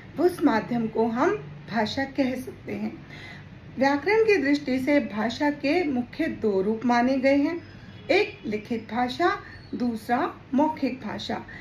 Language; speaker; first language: Hindi; native; Hindi